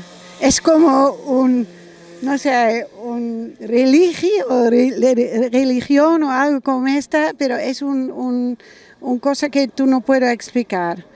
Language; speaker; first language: Spanish; non-native, learner; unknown